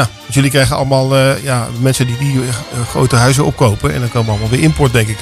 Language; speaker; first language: Dutch; native; Dutch